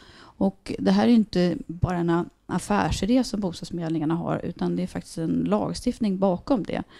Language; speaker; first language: Swedish; native; Swedish